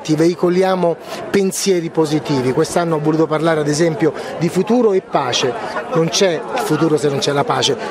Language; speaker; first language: Italian; native; Italian